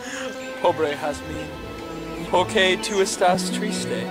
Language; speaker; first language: Spanish; non-native, learner; English